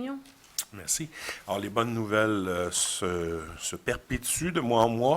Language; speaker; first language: French; native; French